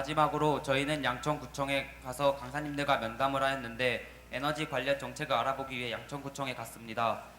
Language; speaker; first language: Korean; native; Korean